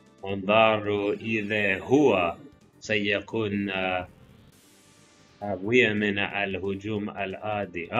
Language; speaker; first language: Arabic; non-native, learner; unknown